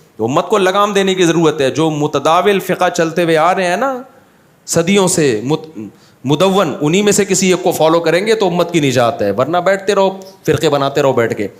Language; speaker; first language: Urdu; native; Urdu